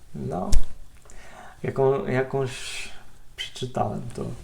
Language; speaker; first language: Polish; non-native, learner; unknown